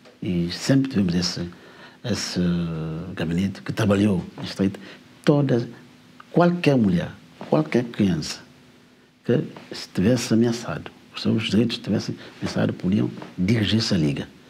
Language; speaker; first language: Portuguese; non-native, local second language; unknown